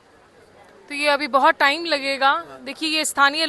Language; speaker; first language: Hindi; native; Hindi